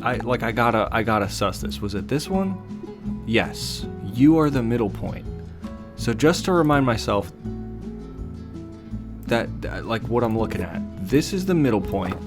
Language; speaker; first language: English; native; English